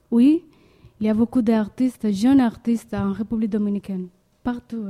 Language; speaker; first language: French; non-native, learner; Spanish